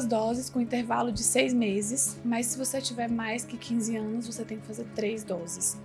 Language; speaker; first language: Portuguese; native; Portuguese